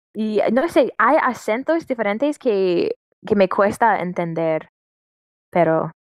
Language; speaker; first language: Spanish; non-native, learner; English